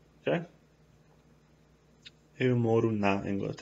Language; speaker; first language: Portuguese; non-native, fluent; English